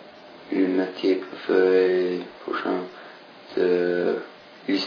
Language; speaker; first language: French; non-native, learner; English